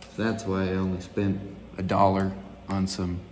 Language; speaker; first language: English; native; English